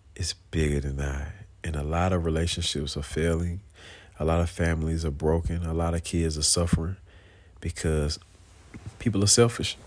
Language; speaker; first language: English; native; English